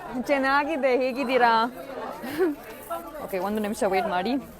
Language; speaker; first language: Kannada; non-native, learner; German